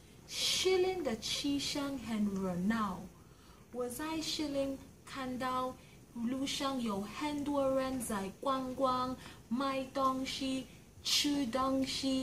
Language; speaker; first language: Chinese; non-native, learner; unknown